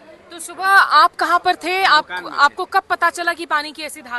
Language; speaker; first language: Hindi; native; Hindi